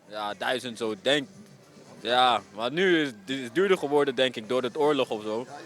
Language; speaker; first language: Dutch; non-native, fluent; English